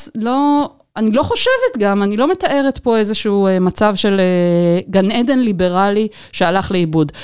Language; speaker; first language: Hebrew; native; Hebrew